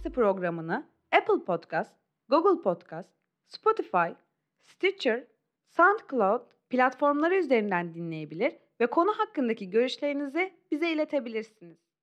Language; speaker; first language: Turkish; native; Turkish